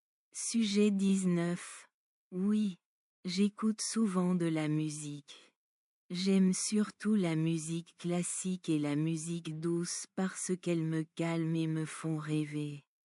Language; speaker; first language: French; non-native, learner; Bangla